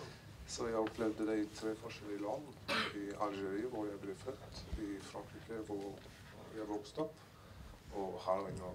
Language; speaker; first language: Norwegian; non-native, learner; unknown